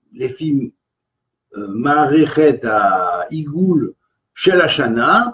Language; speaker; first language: Hebrew; non-native, fluent; French